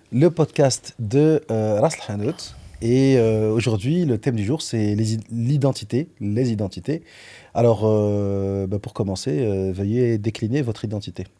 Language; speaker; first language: French; early bilingual, other home language; Arabic